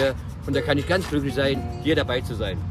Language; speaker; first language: German; native; German